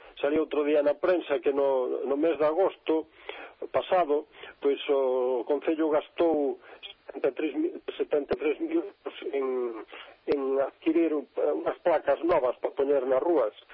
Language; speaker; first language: Galician; native; Galician